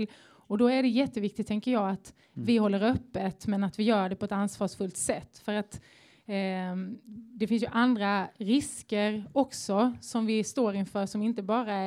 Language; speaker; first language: Swedish; native; Swedish